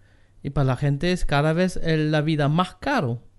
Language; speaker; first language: Spanish; non-native, fluent; German